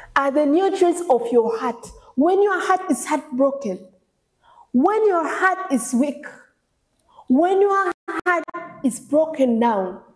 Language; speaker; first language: English; non-native, local second language; Swahili